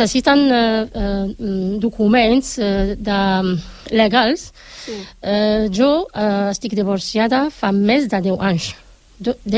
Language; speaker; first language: Catalan; non-native, fluent; Arabic